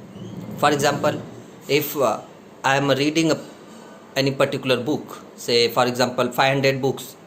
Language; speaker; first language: English; non-native, local second language; Hindi